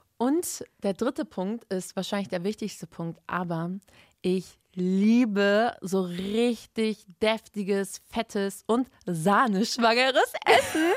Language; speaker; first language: German; early bilingual, other home language; Turkish